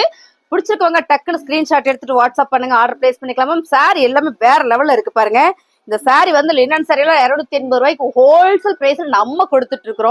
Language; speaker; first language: Tamil; native; Tamil